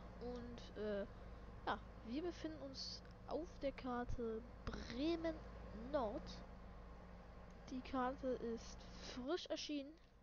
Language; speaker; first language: German; native; German